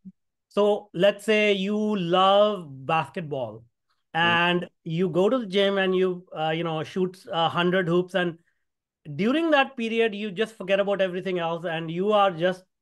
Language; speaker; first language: English; non-native, local second language; Hindi